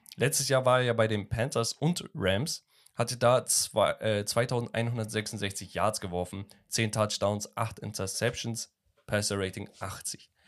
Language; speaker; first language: German; early bilingual, other home language; Turkish